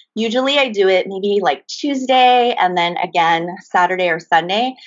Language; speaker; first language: English; early bilingual, other home language; Japanese